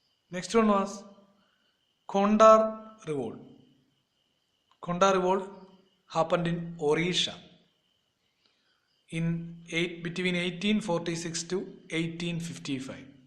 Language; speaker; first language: English; non-native, local second language; Malayalam